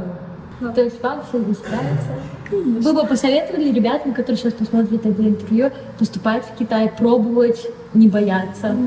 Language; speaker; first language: Russian; native; Russian